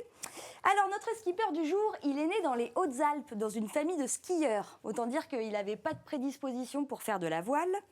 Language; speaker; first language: French; native; French